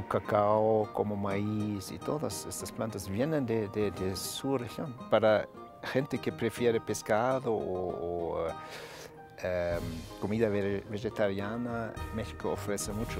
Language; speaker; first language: Spanish; non-native, fluent; German